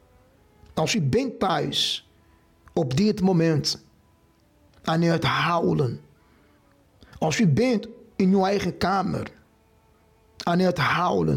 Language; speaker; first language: Dutch; non-native, fluent; Portuguese